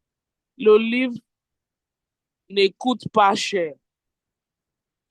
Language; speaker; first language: French; non-native, learner; English